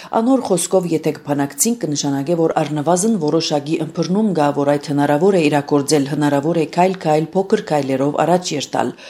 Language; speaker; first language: Armenian; early bilingual, heritage; Armenian